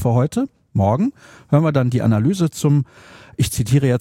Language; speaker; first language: German; native; German